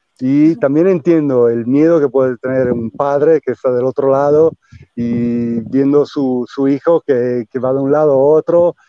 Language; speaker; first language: Spanish; non-native, fluent; Italian